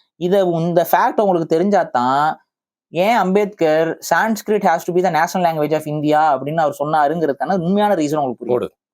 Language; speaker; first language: Tamil; native; Tamil